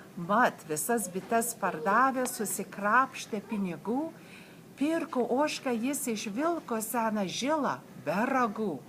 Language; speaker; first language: Lithuanian; early bilingual, heritage; Lithuanian